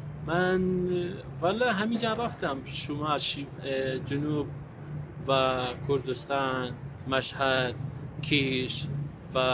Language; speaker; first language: Persian; non-native, learner; Kurdish